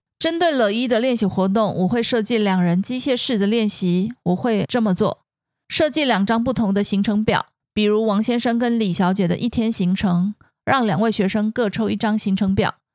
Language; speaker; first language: Chinese; native; Chinese